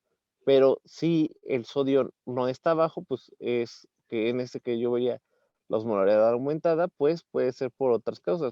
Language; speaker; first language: Spanish; native; Spanish